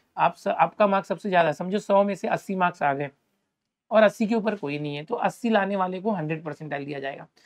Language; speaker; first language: Hindi; non-native, local second language; Marathi